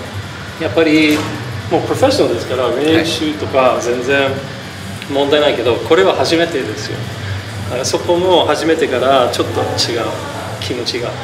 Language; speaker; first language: Japanese; non-native, fluent; English